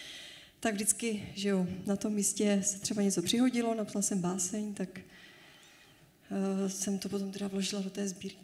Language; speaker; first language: Czech; native; Czech